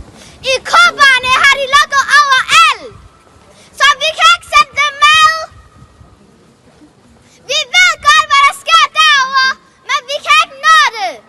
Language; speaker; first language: Danish; non-native, learner; Kurdish